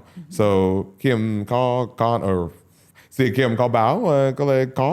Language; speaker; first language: Vietnamese; non-native, learner; English